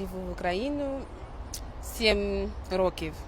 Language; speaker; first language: Ukrainian; non-native, learner; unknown